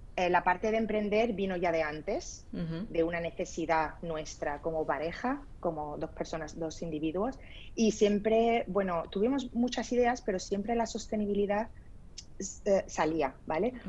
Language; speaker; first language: Spanish; early bilingual, other home language; Arabic